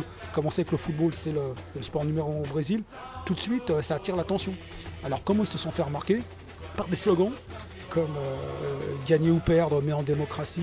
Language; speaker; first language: French; non-native, local second language; Portuguese